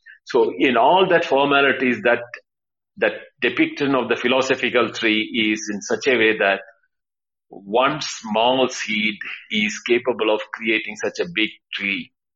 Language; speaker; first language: English; non-native, local second language; Tamil